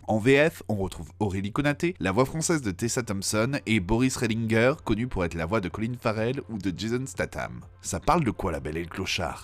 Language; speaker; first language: French; native; French